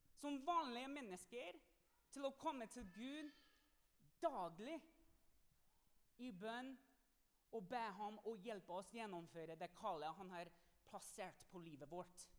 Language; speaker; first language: Norwegian; non-native, fluent; English